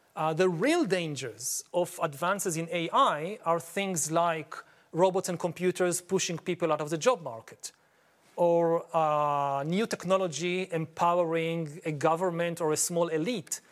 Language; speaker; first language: English; non-native, fluent; Hebrew